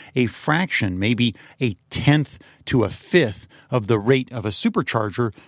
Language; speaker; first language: English; native; English